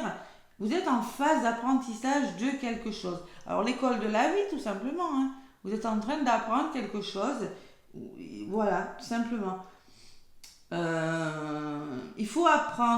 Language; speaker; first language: French; native; French